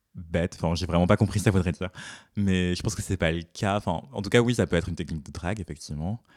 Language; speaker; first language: French; native; French